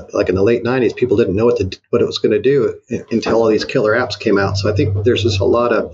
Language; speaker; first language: English; native; English